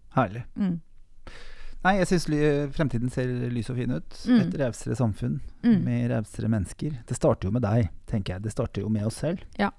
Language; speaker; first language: Norwegian; native; Norwegian